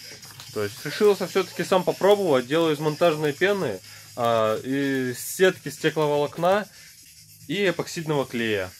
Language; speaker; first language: Russian; native; Russian